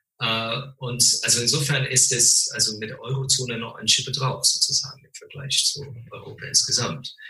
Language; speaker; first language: German; non-native, fluent; English